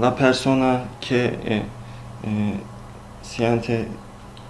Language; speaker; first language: Spanish; non-native, learner; Turkish